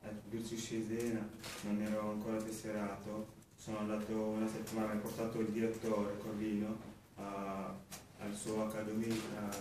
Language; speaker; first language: Italian; non-native, fluent; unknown